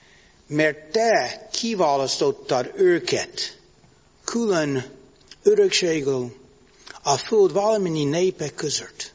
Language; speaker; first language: Hungarian; non-native, learner; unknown